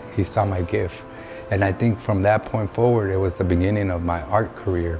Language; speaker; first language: English; native; English